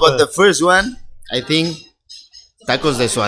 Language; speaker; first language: English; non-native, fluent; Spanish